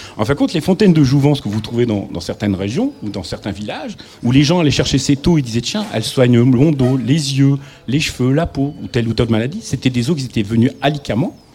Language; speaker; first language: French; native; French